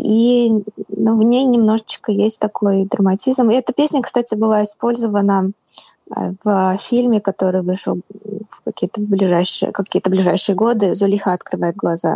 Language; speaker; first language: Russian; non-native, local second language; Tatar